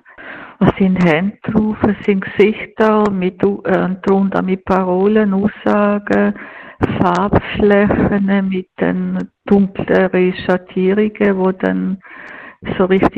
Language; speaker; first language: German; native; German